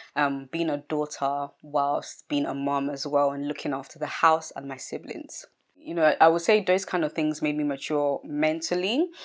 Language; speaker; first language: English; early bilingual, other home language; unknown